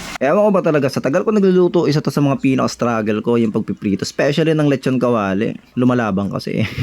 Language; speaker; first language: Filipino; non-native, local second language; Bikol